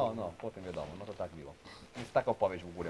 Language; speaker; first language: Polish; non-native, fluent; Italian